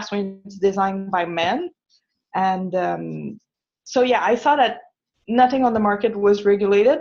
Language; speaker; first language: English; non-native, fluent; French